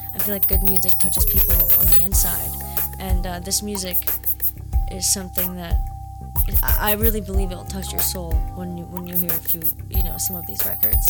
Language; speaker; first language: English; native; English